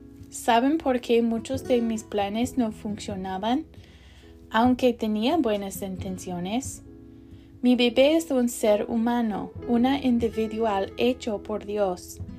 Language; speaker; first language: Spanish; non-native, learner; English